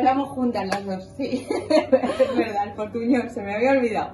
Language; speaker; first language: Spanish; native; Spanish